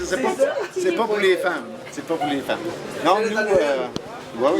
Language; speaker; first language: French; native; French